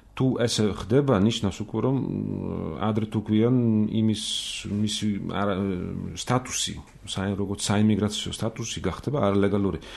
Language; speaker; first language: Georgian; non-native, fluent; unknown